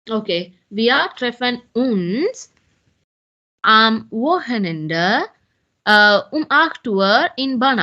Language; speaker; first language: German; non-native, learner; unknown